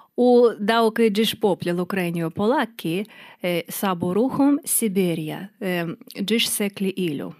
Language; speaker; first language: Maltese; non-native, fluent; Russian